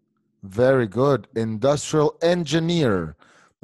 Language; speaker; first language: English; non-native, fluent; Spanish